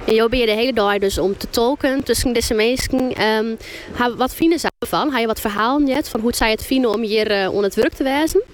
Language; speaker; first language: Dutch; non-native, local second language; Western Frisian